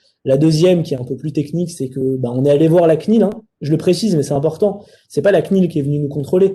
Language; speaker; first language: French; native; French